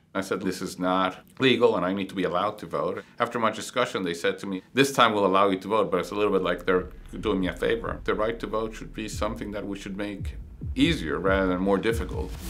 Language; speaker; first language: English; native; English